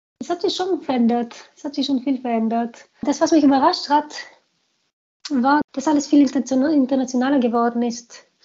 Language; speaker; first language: German; non-native, fluent; Bulgarian